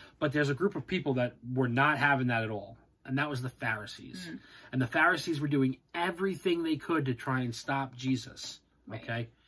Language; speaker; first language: English; native; English